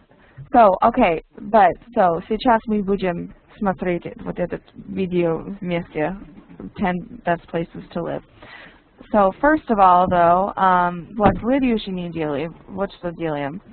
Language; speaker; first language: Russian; non-native, learner; English